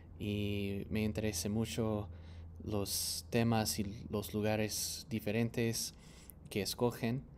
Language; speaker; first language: Spanish; non-native, fluent; English